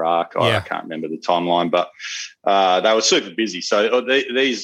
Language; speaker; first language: English; native; English